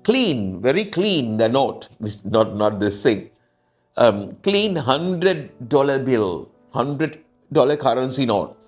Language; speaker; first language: English; non-native, local second language; Sinhala